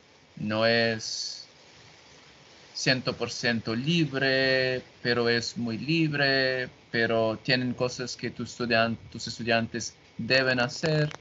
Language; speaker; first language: Spanish; non-native, learner; Portuguese